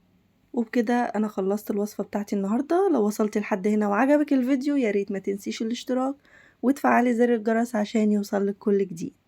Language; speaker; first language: Arabic; native; Arabic